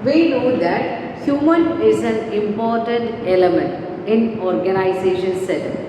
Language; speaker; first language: English; non-native, local second language; Malayalam